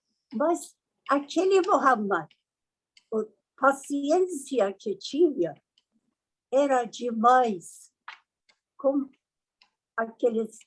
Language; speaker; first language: Portuguese; non-native, learner; Persian